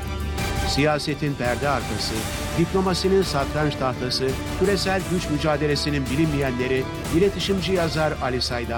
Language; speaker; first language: Turkish; native; Turkish